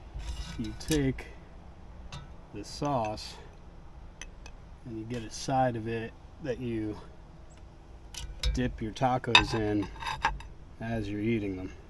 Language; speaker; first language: English; native; English